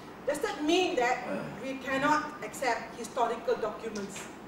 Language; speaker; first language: English; non-native, local second language; Malay